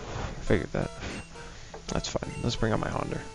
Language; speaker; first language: English; native; English